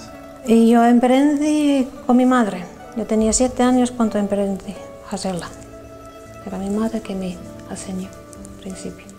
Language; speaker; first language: Spanish; non-native, learner; Finnish